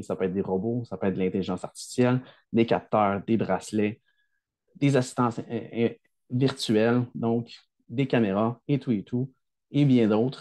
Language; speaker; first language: French; native; French